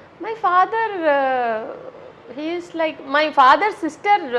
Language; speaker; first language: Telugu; non-native, learner; Tamil